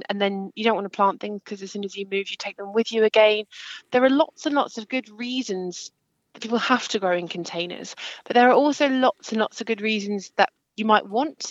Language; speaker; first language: English; native; English